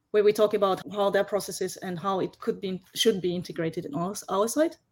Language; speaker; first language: English; non-native, fluent; German